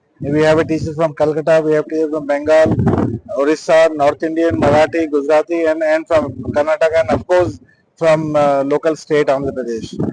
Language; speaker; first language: English; non-native, local second language; Telugu